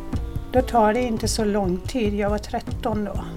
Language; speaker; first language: Swedish; non-native, fluent; Persian